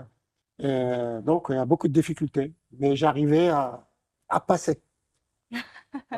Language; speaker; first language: French; non-native, local second language; Arabic